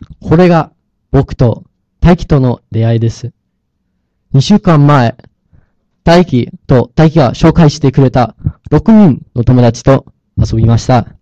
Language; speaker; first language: Japanese; non-native, learner; English